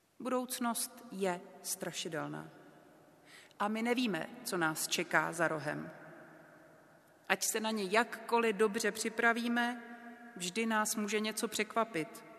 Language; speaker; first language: Czech; native; Czech